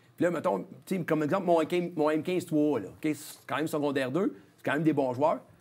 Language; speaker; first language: French; native; French